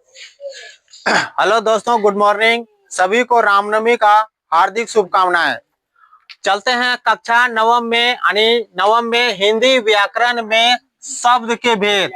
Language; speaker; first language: Hindi; native; Hindi